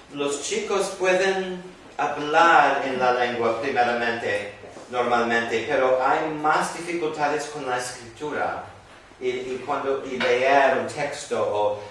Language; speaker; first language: Spanish; non-native, fluent; English